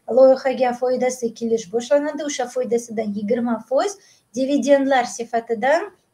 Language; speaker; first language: Uzbek; non-native, local second language; Russian